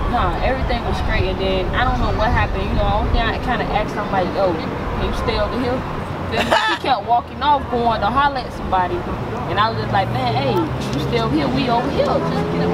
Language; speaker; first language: English; native; English